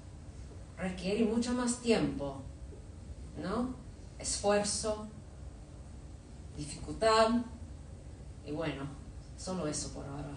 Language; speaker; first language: Spanish; non-native, fluent; English